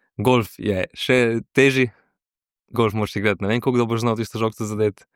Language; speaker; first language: Slovenian; early bilingual, other home language; Serbian